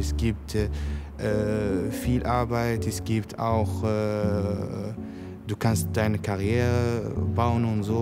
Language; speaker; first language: German; non-native, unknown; Arabic